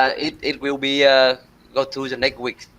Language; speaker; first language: English; non-native, learner; Vietnamese